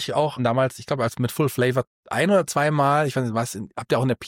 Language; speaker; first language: German; native; German